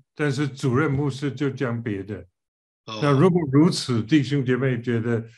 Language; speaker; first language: Chinese; non-native, fluent; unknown